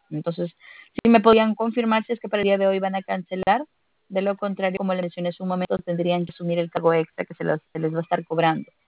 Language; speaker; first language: Spanish; native; Spanish